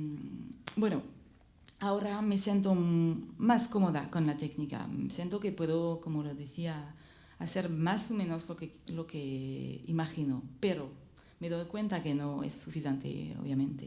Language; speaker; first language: Spanish; non-native, learner; French